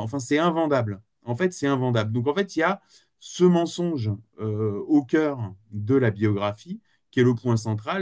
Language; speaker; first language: French; native; French